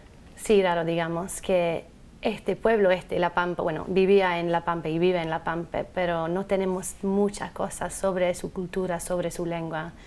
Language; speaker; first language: Spanish; non-native, fluent; English